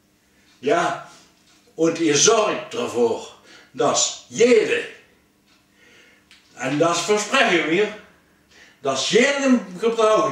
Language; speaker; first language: Dutch; non-native, learner; German